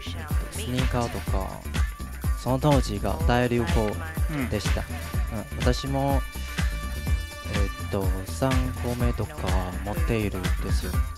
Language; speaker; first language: Japanese; non-native, fluent; Chinese